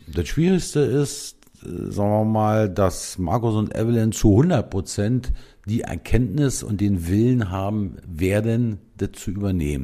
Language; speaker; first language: German; native; German